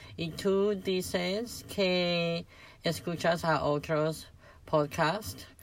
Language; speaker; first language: Spanish; non-native, fluent; Italian